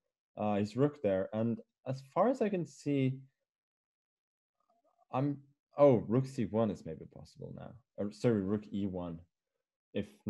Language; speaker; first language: English; non-native, fluent; Norwegian